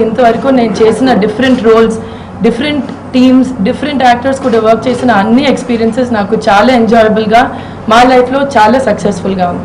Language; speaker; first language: Telugu; non-native, local second language; Tamil